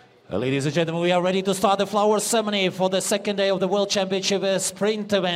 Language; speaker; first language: English; non-native, fluent; Latvian